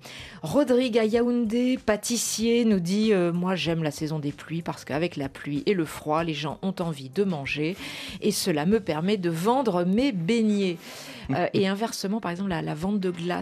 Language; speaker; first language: French; native; French